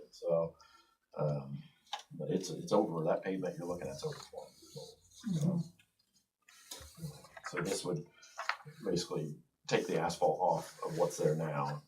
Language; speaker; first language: English; native; English